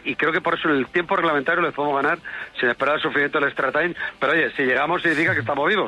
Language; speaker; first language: Spanish; native; Spanish